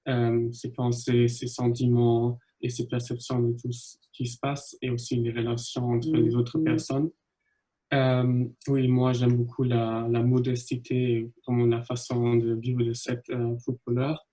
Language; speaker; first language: French; non-native, fluent; German